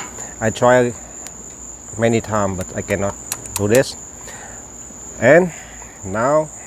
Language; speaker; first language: English; non-native, local second language; Vietnamese